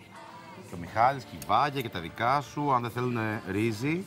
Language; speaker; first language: Greek; native; Greek